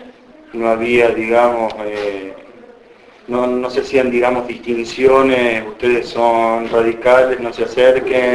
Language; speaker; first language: Spanish; native; Spanish